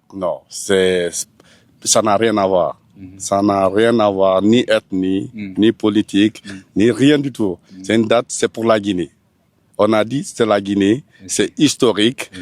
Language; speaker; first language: French; non-native, local second language; Fula